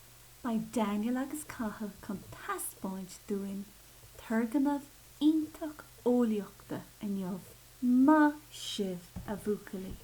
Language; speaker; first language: Irish; non-native, local second language; English